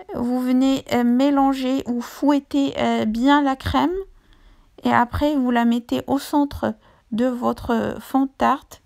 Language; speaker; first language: French; non-native, local second language; Arabic